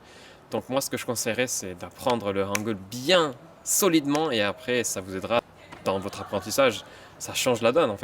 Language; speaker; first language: French; native; French